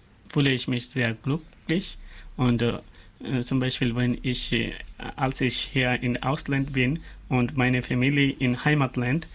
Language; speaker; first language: German; non-native, learner; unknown